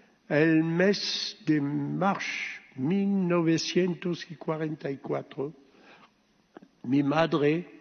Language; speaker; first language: Spanish; early bilingual, heritage; Ladino